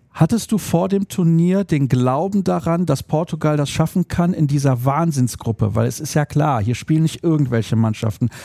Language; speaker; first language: German; native; German